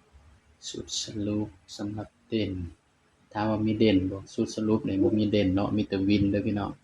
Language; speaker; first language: Thai; non-native, local second language; Lao